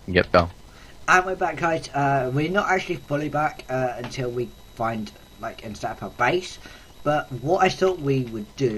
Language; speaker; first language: English; native; English